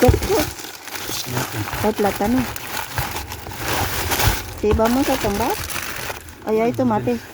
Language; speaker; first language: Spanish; non-native, fluent; Filipino